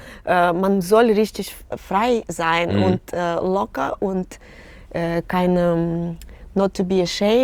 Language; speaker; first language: German; non-native, learner; Russian